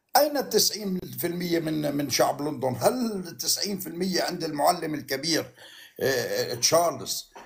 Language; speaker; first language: Arabic; native; Arabic